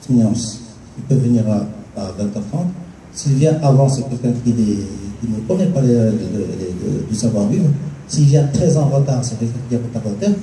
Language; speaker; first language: French; non-native, local second language; Arabic